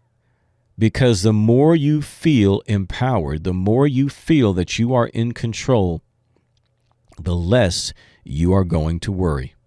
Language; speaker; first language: English; native; English